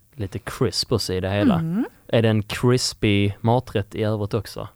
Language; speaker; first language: Swedish; native; Swedish